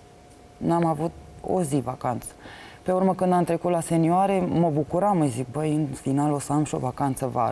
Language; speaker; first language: Romanian; native; Romanian